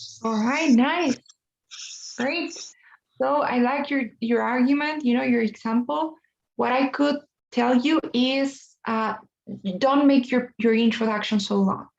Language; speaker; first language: English; non-native, fluent; Spanish